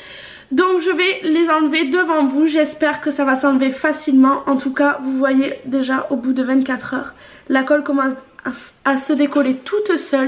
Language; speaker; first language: French; native; French